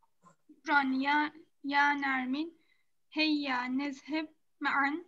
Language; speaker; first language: Arabic; non-native, learner; Turkish